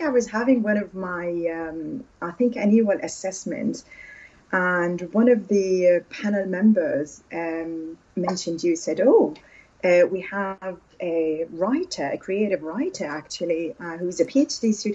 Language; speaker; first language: English; non-native, fluent; Arabic